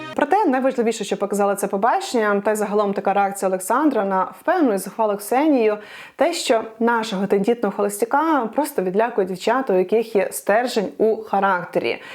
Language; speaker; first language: Ukrainian; non-native, local second language; Russian